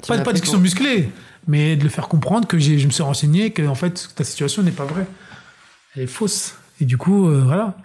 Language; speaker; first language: French; native; French